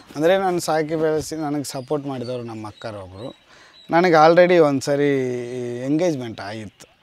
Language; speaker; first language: Kannada; non-native, local second language; Tamil